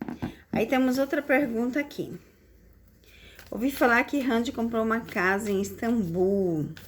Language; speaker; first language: Portuguese; native; Portuguese